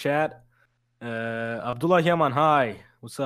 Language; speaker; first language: English; non-native, fluent; Turkish